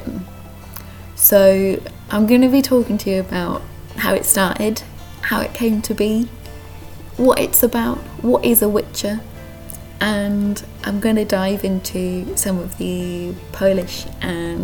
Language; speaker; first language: English; native; English